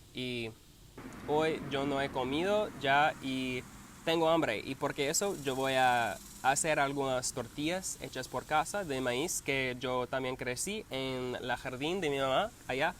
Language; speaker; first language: Spanish; non-native, learner; English